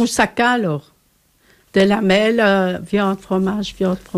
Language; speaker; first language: French; non-native, learner; Turkish